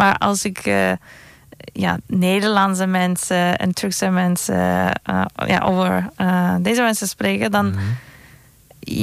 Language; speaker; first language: Dutch; non-native, fluent; Turkish